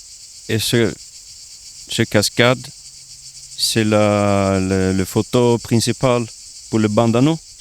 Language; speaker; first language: French; non-native, learner; Swedish